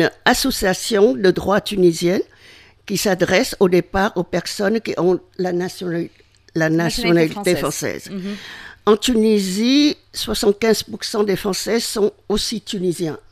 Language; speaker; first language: French; non-native, fluent; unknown